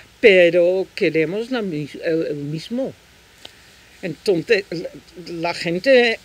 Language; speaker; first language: Spanish; non-native, fluent; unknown